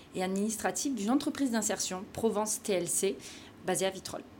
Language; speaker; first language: French; native; French